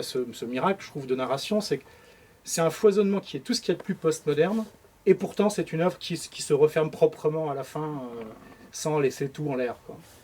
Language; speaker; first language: French; native; French